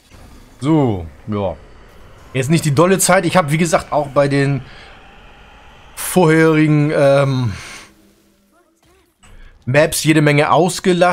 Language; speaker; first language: German; native; German